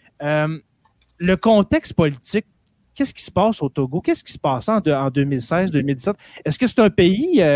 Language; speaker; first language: French; native; French